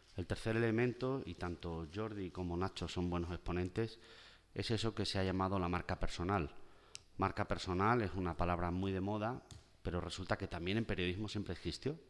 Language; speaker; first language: Spanish; native; Spanish